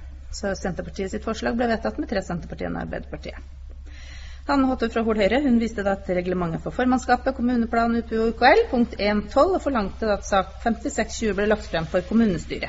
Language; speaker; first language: Norwegian; native; Norwegian